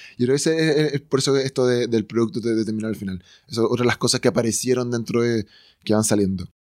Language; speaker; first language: Spanish; native; Spanish